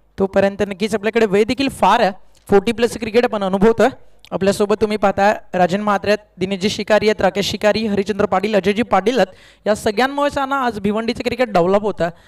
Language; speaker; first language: Marathi; native; Marathi